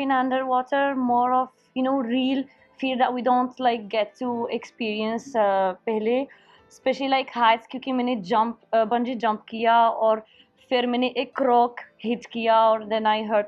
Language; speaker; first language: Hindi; non-native, learner; Arabic